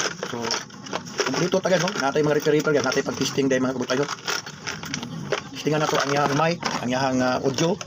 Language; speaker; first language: Cebuano; native; Cebuano